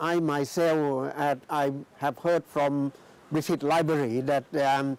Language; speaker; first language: English; non-native, fluent; Thai